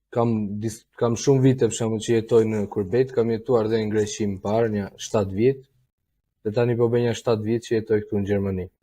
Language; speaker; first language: Albanian; native; Albanian